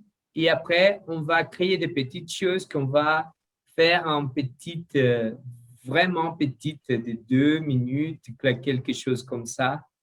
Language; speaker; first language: French; non-native, learner; Portuguese